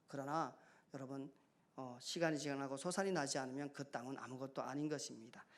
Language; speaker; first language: Korean; native; Korean